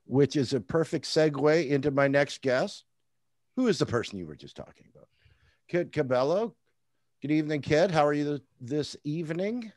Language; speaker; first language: English; native; English